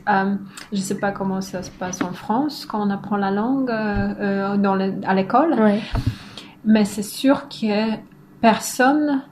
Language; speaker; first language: French; non-native, fluent; Polish